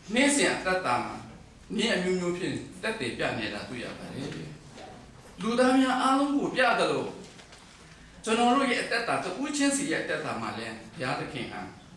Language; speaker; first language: Burmese; non-native, local second language; Kachin